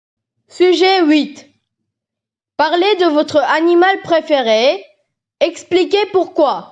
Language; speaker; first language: French; non-native, learner; Tamil